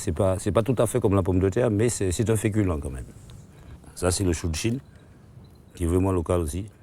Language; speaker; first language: French; non-native, local second language; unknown